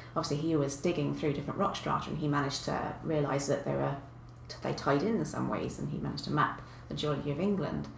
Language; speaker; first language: English; native; English